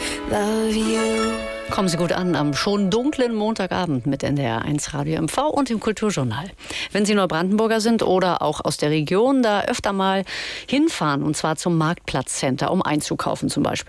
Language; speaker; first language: German; native; German